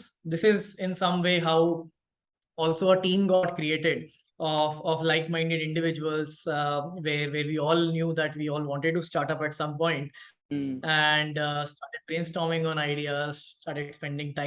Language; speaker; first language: English; non-native, local second language; Hindi